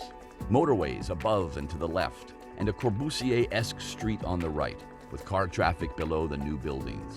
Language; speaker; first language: English; native; English